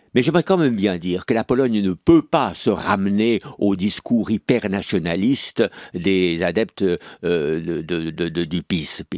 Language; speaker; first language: French; native; French